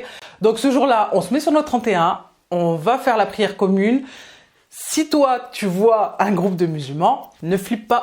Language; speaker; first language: French; native; French